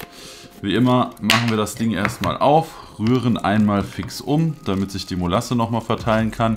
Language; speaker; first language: German; native; German